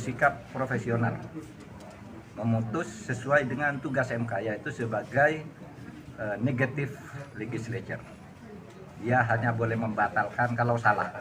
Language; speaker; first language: Indonesian; non-native, local second language; Madurese